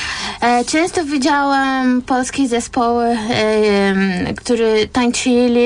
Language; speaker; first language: Polish; non-native, fluent; Portuguese